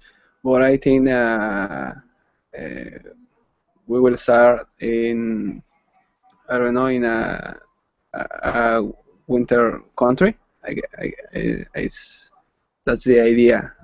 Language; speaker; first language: English; non-native, learner; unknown